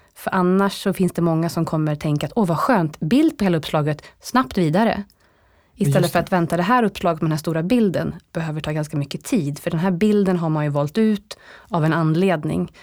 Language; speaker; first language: Swedish; native; Swedish